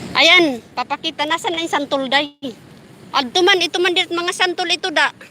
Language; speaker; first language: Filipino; non-native, local second language; Waray